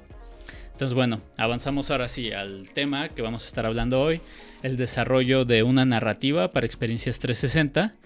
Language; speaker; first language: Spanish; native; Spanish